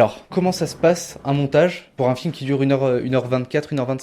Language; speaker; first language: French; native; French